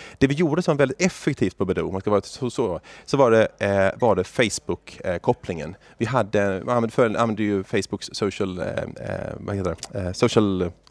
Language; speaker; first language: Swedish; native; Swedish